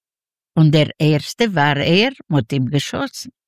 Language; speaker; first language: German; non-native, fluent; Yiddish